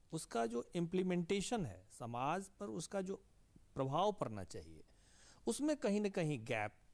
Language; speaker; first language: Hindi; native; Hindi